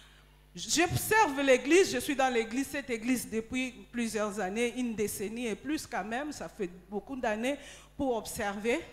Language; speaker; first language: French; non-native, local second language; Lingala